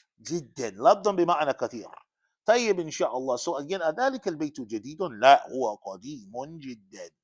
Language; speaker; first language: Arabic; non-native, fluent; English